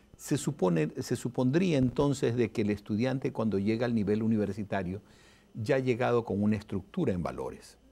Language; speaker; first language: Spanish; native; Spanish